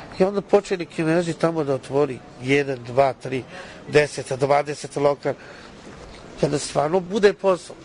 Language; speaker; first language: Serbian; non-native, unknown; Chinese